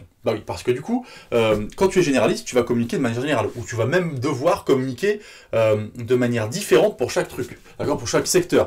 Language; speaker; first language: French; native; French